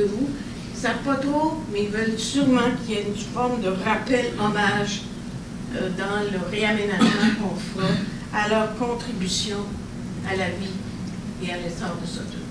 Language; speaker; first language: French; native; French